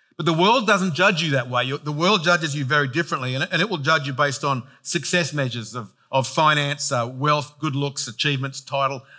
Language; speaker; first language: English; native; English